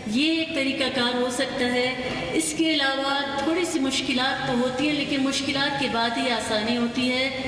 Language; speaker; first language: Urdu; non-native, local second language; Brahui